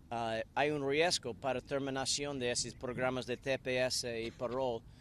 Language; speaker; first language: Spanish; non-native, learner; English